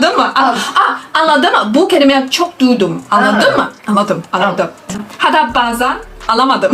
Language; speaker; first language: Turkish; non-native, learner; Chinese